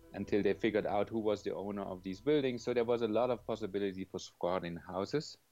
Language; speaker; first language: English; non-native, fluent; German